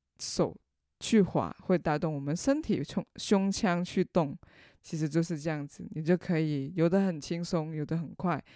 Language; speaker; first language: Chinese; non-native, local second language; Cantonese